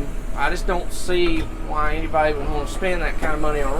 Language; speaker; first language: English; native; English